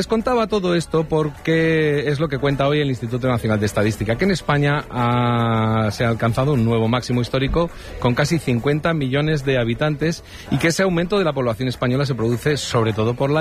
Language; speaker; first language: Spanish; native; Spanish